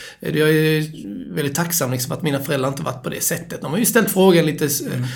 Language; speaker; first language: Swedish; native; Swedish